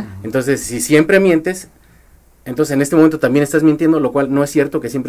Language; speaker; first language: Spanish; native; Spanish